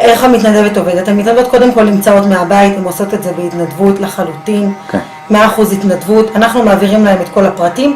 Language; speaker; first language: Hebrew; native; Hebrew